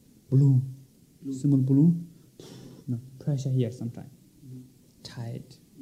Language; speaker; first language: English; non-native, local second language; Tibetan